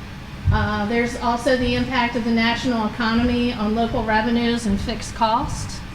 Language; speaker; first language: English; native; English